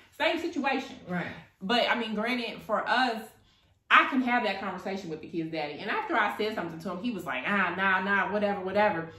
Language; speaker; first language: English; native; English